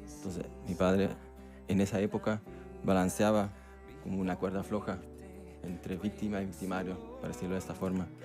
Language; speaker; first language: Spanish; non-native, fluent; Dutch